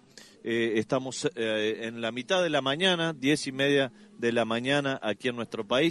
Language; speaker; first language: Spanish; native; Spanish